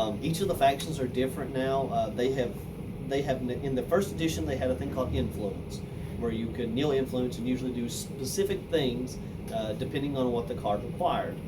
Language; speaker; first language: English; native; English